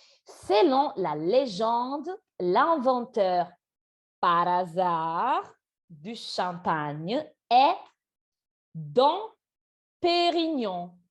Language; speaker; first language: French; non-native, fluent; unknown